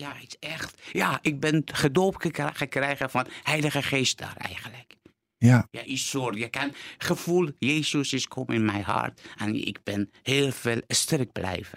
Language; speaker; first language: Dutch; non-native, learner; Persian